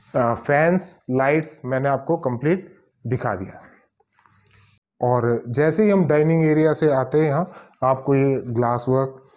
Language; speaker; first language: Hindi; native; Hindi